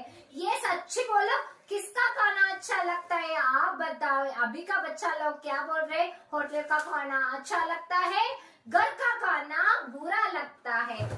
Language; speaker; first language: Hindi; non-native, local second language; Tamil